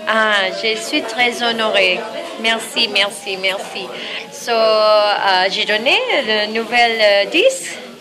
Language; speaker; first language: French; non-native, learner; Malay